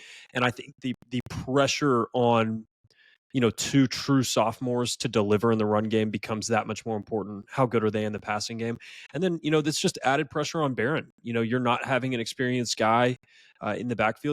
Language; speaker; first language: English; native; English